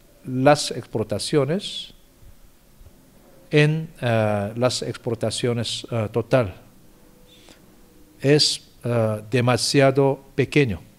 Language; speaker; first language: Spanish; non-native, fluent; Korean